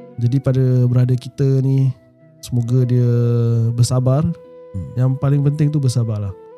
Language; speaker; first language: Malay; native; Malay